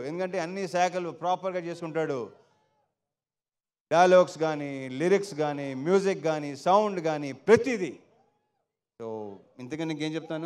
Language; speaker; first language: Telugu; native; Telugu